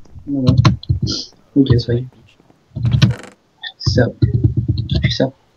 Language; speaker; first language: French; native; French